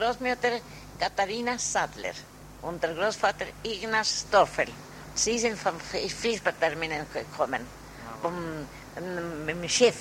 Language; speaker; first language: German; early bilingual, heritage; German